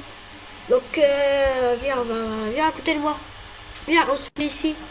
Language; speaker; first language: French; native; French